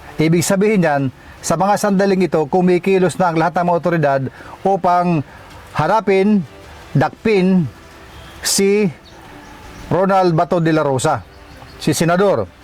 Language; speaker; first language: Filipino; non-native, local second language; Waray